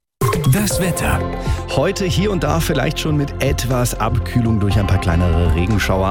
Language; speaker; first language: German; native; German